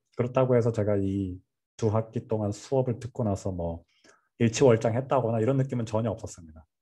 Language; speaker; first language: Korean; native; Korean